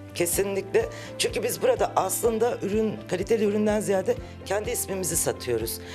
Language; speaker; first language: Turkish; native; Turkish